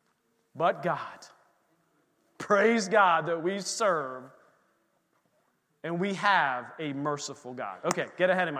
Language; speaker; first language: English; native; English